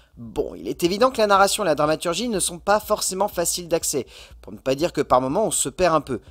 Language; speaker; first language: French; native; French